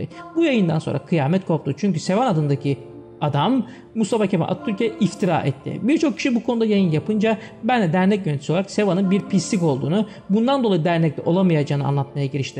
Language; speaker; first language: Turkish; native; Turkish